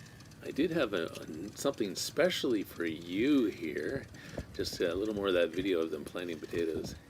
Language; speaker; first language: English; native; English